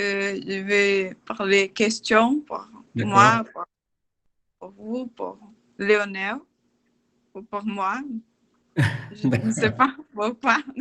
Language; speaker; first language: French; non-native, learner; Portuguese